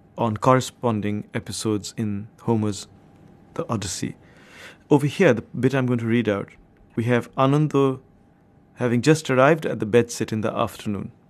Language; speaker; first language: English; non-native, local second language; Bangla